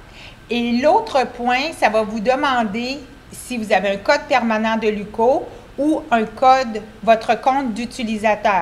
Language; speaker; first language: French; native; French